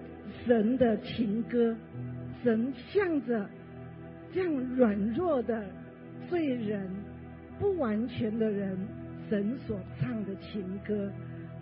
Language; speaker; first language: Chinese; native; Chinese